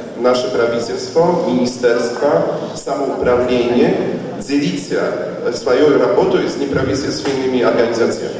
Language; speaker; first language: Polish; non-native, learner; Russian